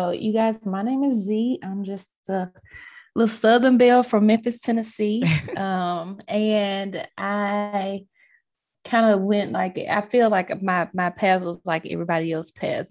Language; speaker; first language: English; native; English